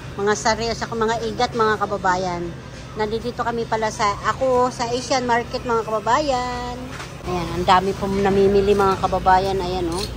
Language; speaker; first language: Filipino; non-native, local second language; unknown